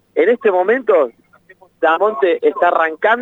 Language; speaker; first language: Spanish; native; Spanish